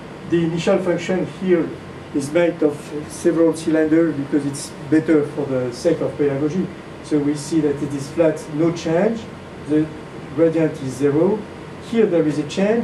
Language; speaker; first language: English; non-native, fluent; French